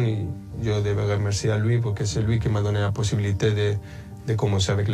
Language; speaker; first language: French; early bilingual, other home language; Spanish